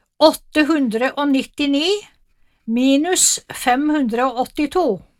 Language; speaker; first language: Norwegian; native; Norwegian